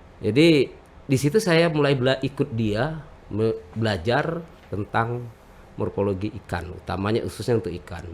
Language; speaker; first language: Indonesian; native; Indonesian